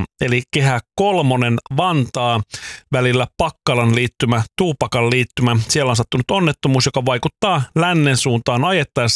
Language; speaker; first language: Finnish; native; Finnish